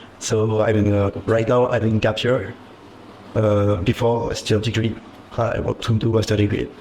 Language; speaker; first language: English; non-native, fluent; French